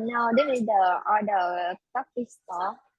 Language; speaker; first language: English; non-native, learner; Vietnamese